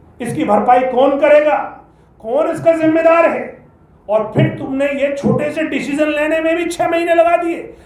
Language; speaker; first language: Hindi; native; Hindi